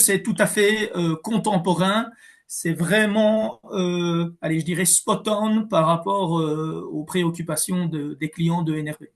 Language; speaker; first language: French; native; French